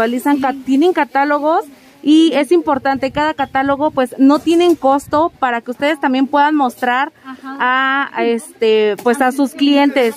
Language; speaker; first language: Spanish; native; Spanish